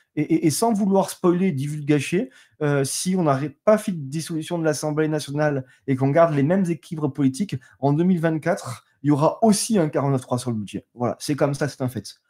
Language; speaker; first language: French; native; French